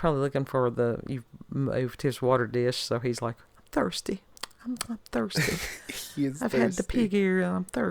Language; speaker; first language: English; native; English